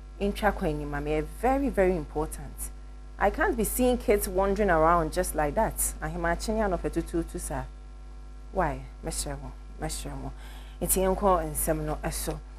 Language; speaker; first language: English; non-native, local second language; Akan